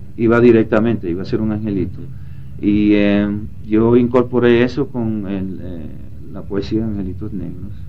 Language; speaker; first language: Spanish; early bilingual, heritage; Spanish